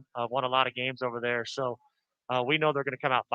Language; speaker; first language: English; native; English